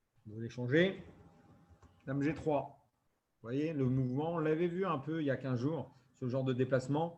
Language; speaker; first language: French; native; French